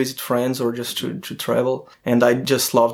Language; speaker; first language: English; non-native, fluent; Portuguese